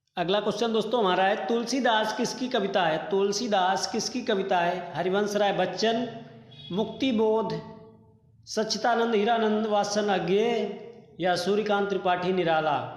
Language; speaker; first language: Hindi; native; Hindi